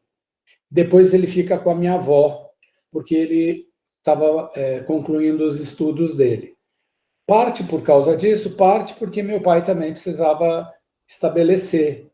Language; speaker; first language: Portuguese; early bilingual, other home language; Guarani